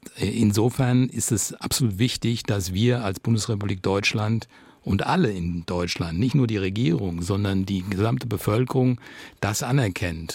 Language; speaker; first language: German; native; German